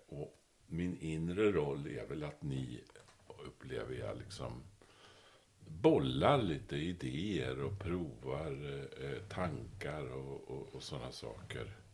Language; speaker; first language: Swedish; native; Swedish